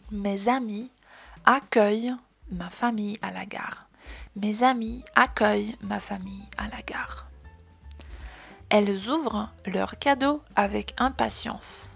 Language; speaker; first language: French; non-native, fluent; Polish